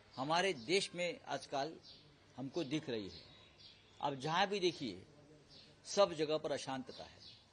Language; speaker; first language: Hindi; non-native, local second language; Marathi